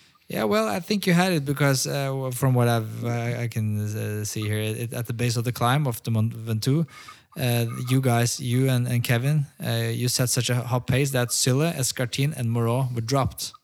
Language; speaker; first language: English; non-native, fluent; Norwegian